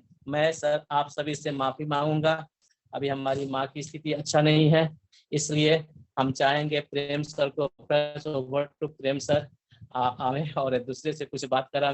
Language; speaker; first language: Hindi; native; Hindi